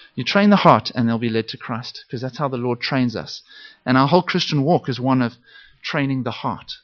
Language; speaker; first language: English; native; English